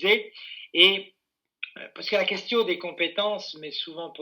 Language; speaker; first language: French; native; French